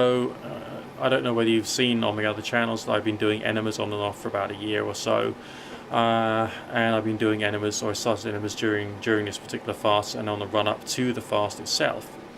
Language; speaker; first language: English; native; English